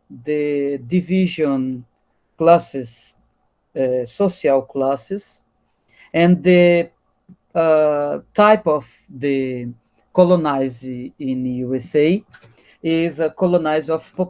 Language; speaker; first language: English; non-native, learner; Portuguese